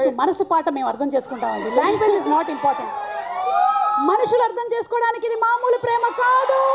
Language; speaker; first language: Telugu; native; Telugu